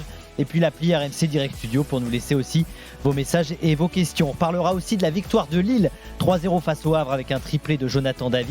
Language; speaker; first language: French; native; French